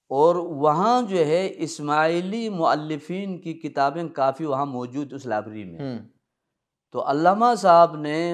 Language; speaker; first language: Urdu; early bilingual, other home language; Balti